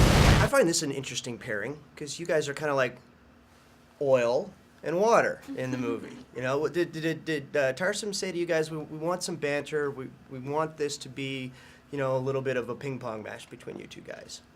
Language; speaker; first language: English; native; English